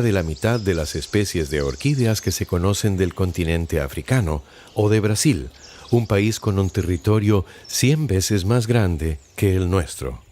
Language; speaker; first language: Spanish; native; Spanish